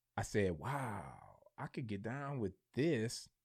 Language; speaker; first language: English; native; English